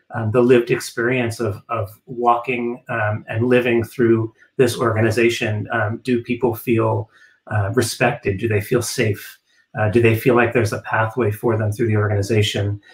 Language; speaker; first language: English; native; English